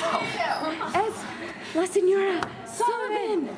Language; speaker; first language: Spanish; non-native, learner; English